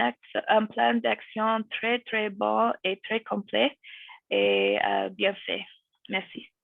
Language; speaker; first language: French; non-native, fluent; English